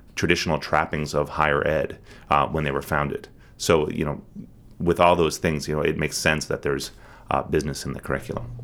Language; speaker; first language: English; native; English